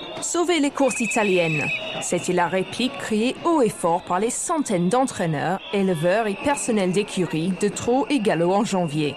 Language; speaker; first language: French; native; French